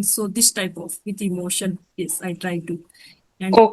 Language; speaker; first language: English; non-native, learner; Hindi